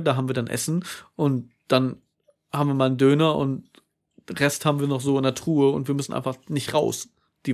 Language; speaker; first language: German; native; German